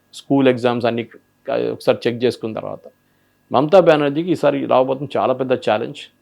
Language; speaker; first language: Telugu; non-native, local second language; Malayalam